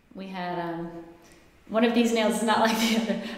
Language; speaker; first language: English; native; English